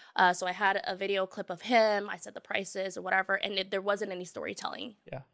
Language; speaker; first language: English; native; English